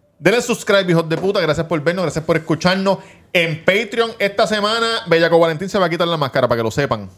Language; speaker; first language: Spanish; native; Spanish